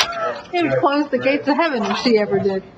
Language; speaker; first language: English; native; English